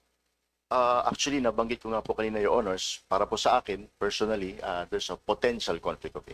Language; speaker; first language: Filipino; native; Filipino